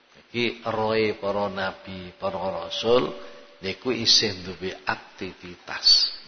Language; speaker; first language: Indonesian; non-native, local second language; Javanese